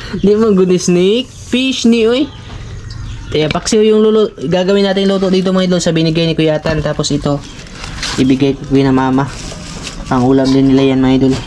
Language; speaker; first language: Filipino; non-native, local second language; Cebuano